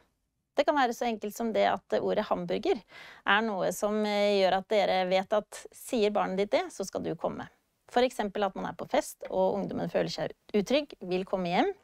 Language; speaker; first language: Norwegian; native; Norwegian